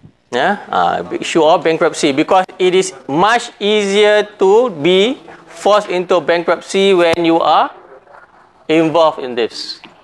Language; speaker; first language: English; non-native, local second language; Malay